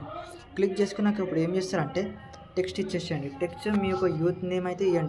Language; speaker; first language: Telugu; native; Telugu